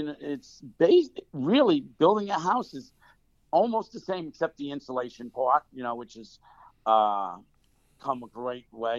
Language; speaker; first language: English; native; English